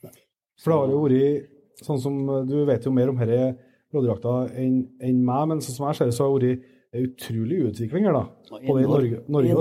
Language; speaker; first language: Norwegian; native; Norwegian